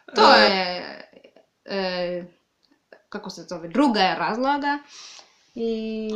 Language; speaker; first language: Serbian; non-native, learner; Swahili